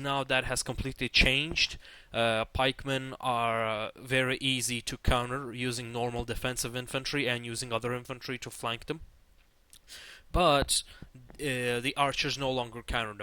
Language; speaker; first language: English; non-native, fluent; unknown